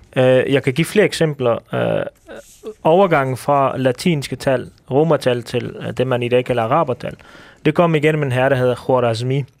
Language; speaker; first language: Danish; early bilingual, other home language; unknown